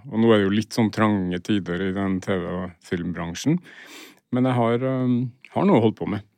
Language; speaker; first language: Norwegian; native; Norwegian